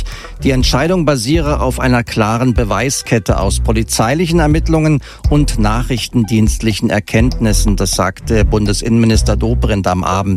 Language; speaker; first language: German; native; German